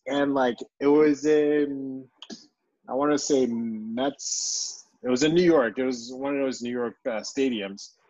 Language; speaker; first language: English; early bilingual, other home language; Yoruba